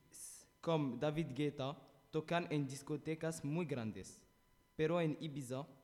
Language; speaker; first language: Spanish; non-native, learner; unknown